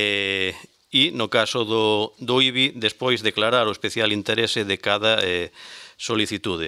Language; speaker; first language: Galician; native; Galician